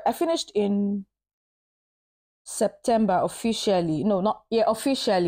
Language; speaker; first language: English; non-native, local second language; Yoruba